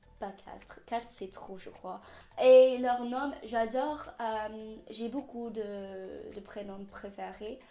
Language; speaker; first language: French; non-native, fluent; English